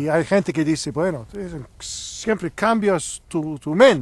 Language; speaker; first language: Spanish; non-native, learner; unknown